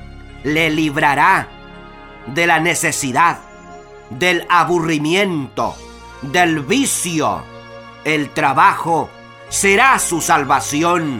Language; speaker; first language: Spanish; native; Spanish